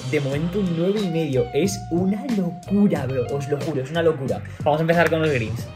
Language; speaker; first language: Spanish; native; Spanish